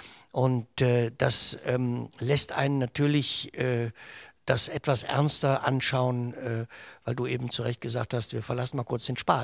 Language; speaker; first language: German; native; German